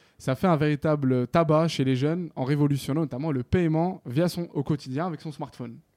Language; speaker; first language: French; native; French